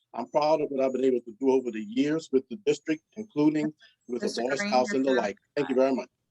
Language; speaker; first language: English; native; English